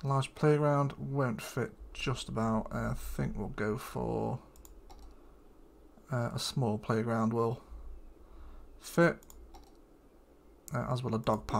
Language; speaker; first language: English; native; English